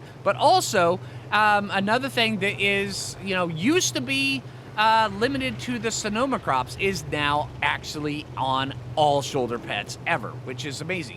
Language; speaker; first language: English; native; English